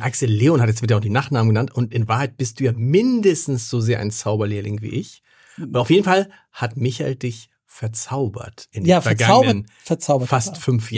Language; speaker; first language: German; native; German